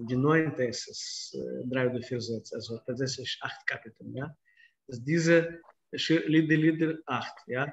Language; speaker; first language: German; non-native, fluent; Russian